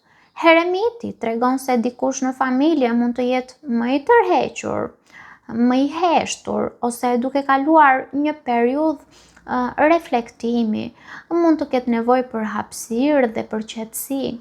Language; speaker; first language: Albanian; native; Albanian